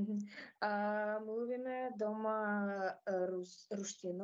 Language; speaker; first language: Czech; non-native, learner; Ukrainian